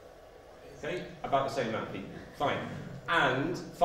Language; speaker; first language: English; native; English